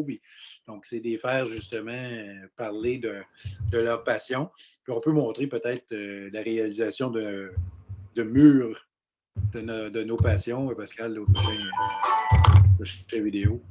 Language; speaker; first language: French; native; French